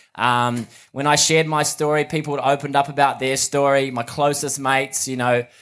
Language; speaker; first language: English; native; English